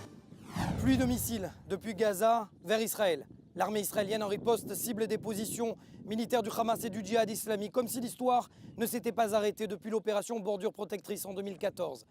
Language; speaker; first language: French; native; French